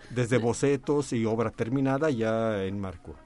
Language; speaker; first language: Spanish; native; Spanish